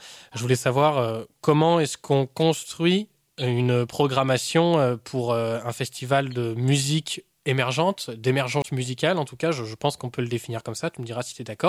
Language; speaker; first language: French; native; French